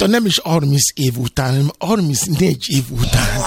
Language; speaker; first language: Hungarian; non-native, fluent; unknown